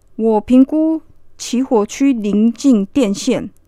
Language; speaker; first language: Chinese; native; Chinese